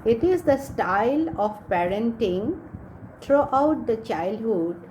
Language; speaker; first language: English; non-native, local second language; Assamese